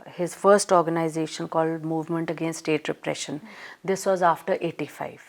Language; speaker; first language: English; non-native, local second language; Punjabi